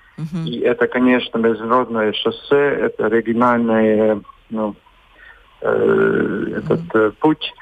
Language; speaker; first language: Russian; non-native, local second language; Latvian